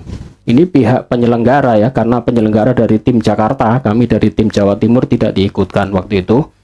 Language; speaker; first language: Indonesian; native; Indonesian